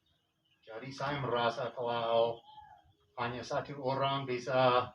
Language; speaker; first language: Indonesian; non-native, fluent; English